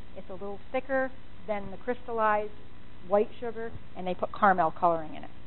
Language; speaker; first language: English; native; English